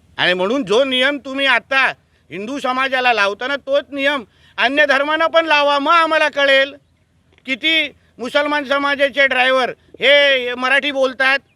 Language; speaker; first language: Marathi; native; Marathi